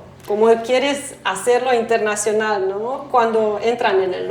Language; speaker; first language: Spanish; non-native, fluent; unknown